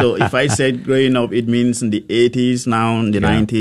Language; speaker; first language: English; non-native, local second language; Hausa